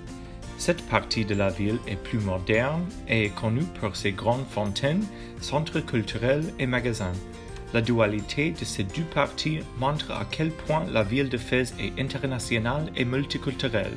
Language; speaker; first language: French; non-native, learner; English